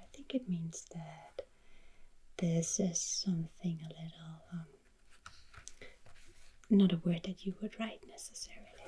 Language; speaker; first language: English; non-native, fluent; German